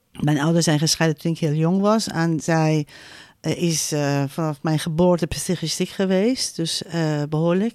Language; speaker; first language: Dutch; non-native, fluent; Persian